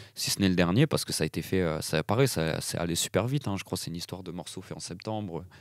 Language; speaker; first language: French; native; French